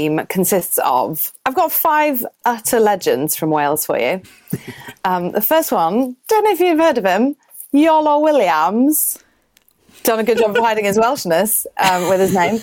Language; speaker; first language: English; native; English